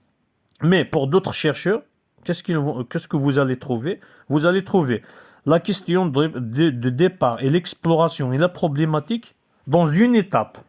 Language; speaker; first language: French; non-native, local second language; Kabyle